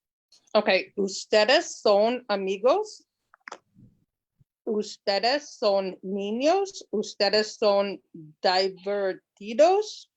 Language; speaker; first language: Spanish; non-native, learner; English